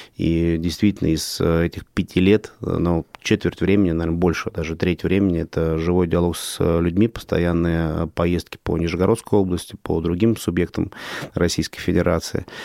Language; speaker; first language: Russian; native; Russian